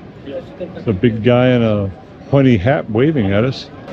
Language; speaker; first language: English; native; English